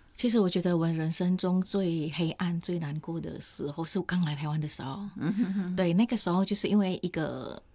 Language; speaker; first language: Chinese; early bilingual, heritage; Chinese